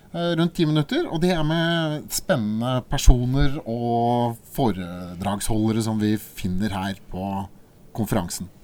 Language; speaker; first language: Norwegian; native; Norwegian